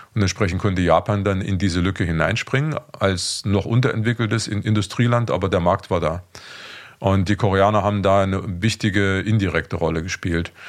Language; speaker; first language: German; native; German